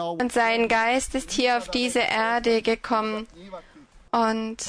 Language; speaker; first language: German; non-native, fluent; Croatian